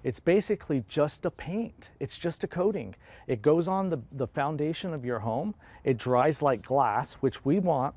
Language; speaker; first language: English; native; English